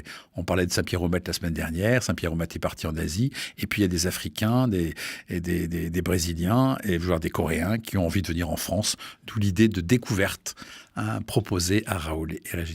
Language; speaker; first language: French; native; French